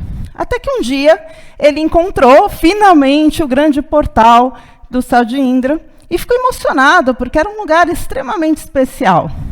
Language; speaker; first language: Portuguese; native; Portuguese